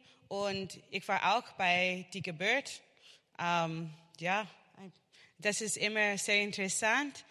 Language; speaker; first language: German; non-native, learner; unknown